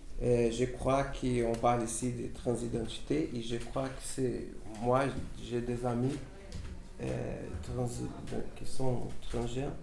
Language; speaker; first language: French; non-native, learner; Portuguese